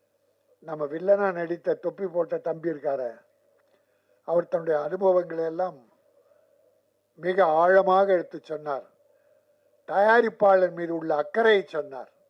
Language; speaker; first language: Tamil; native; Tamil